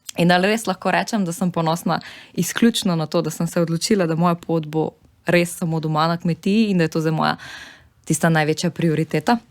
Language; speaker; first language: Slovenian; native; Slovenian